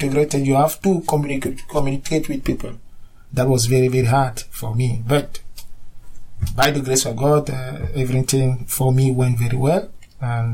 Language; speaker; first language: English; non-native, learner; French